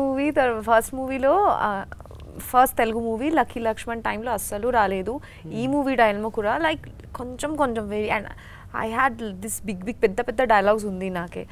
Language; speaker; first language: Telugu; non-native, learner; Bangla